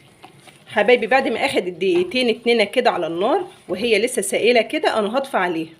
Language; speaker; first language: Arabic; native; Arabic